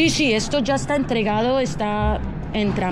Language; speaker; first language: Spanish; early bilingual, heritage; English